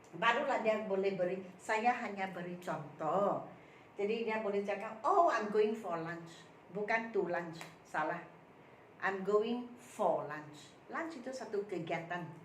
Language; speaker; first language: Malay; non-native, local second language; Min Nan Chinese